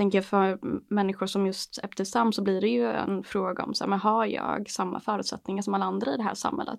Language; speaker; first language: Swedish; native; Swedish